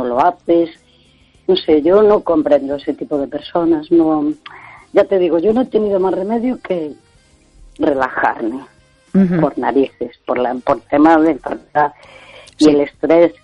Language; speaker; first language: Spanish; native; Spanish